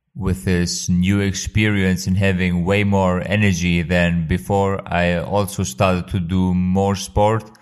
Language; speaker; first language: English; non-native, fluent; Albanian